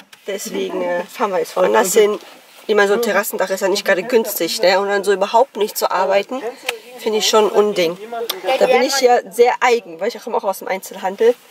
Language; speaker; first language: German; native; German